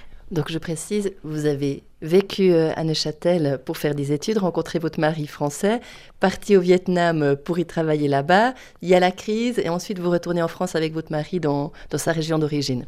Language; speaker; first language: French; native; French